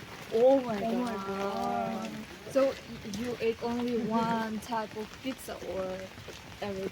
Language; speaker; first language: English; non-native, learner; Russian